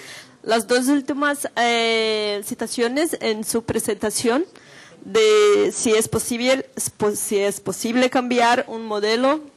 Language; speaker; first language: Spanish; non-native, learner; Portuguese